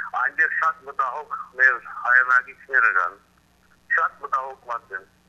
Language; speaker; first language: Armenian; early bilingual, heritage; Armenian